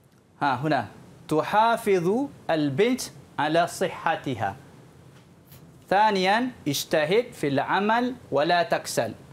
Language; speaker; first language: Arabic; non-native, fluent; Malay